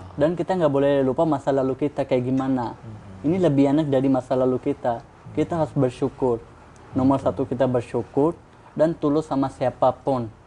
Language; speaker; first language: Indonesian; non-native, fluent; Urdu